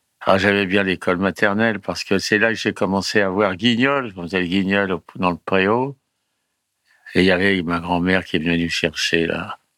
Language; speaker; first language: French; early bilingual, other home language; Italian